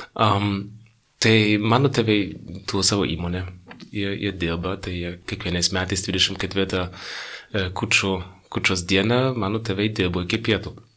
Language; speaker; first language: Lithuanian; non-native, fluent; German